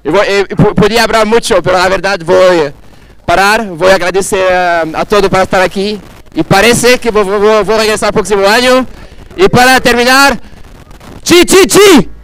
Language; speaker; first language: Spanish; non-native, fluent; Portuguese